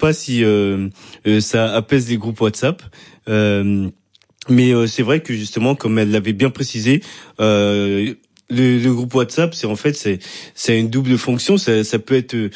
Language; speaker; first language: French; native; French